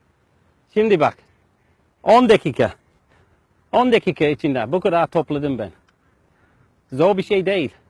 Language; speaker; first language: Turkish; non-native, fluent; English